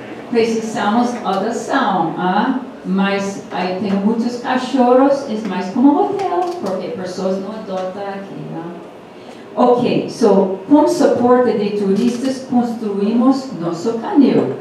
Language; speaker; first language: Portuguese; non-native, learner; English